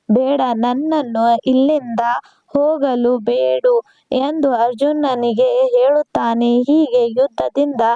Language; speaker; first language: Kannada; non-native, local second language; Urdu